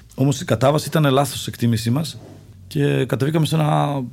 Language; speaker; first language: Greek; early bilingual, other home language; Czech